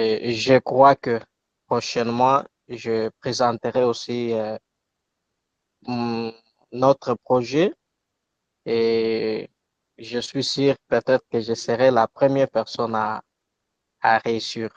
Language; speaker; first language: French; non-native, local second language; Luba-Lulua